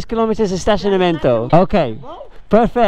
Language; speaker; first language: Portuguese; non-native, learner; English